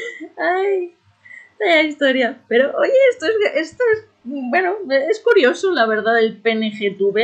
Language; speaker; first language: Spanish; native; Spanish